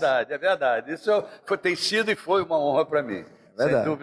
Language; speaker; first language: Portuguese; native; Portuguese